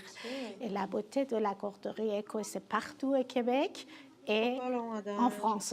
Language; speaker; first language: French; non-native, fluent; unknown